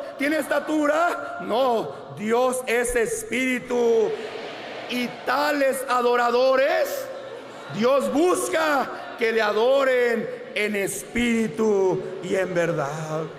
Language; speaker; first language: Spanish; native; Spanish